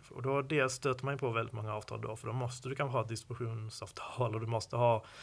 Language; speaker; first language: Swedish; native; Swedish